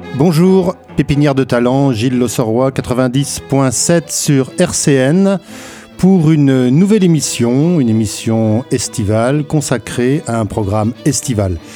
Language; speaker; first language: French; native; French